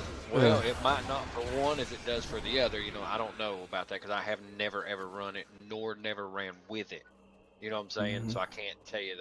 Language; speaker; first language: English; native; English